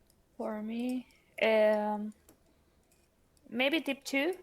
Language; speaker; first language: English; non-native, learner; Spanish